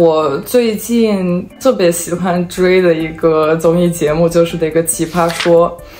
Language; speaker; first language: Chinese; non-native, fluent; Serbian